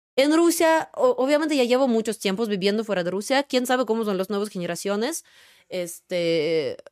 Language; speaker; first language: Spanish; non-native, fluent; Russian